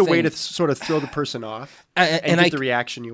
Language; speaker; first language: English; native; English